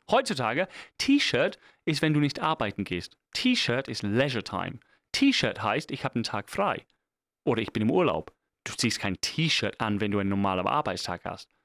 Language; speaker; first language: German; non-native, fluent; English